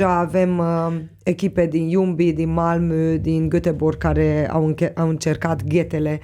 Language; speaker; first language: Romanian; non-native, local second language; Hungarian